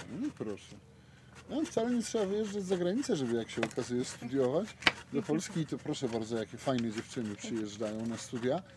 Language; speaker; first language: Polish; native; Polish